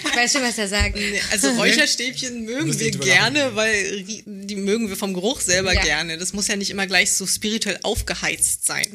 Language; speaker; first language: German; native; German